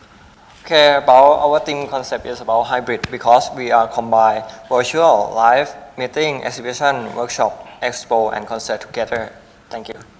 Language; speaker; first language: English; non-native, learner; Thai